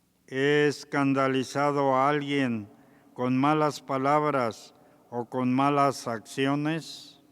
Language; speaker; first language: Spanish; native; Spanish